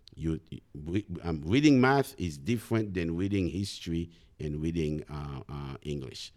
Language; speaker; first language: English; non-native, fluent; Haitian Creole